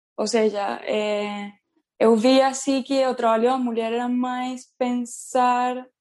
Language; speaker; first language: Portuguese; non-native, learner; Spanish